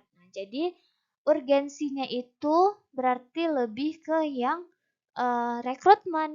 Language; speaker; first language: Indonesian; native; Indonesian